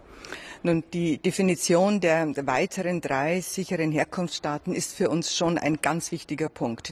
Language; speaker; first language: German; native; German